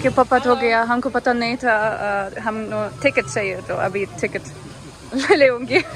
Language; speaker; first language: Hindi; non-native, learner; German